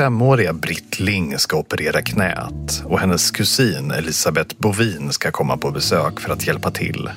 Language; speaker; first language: Swedish; native; Swedish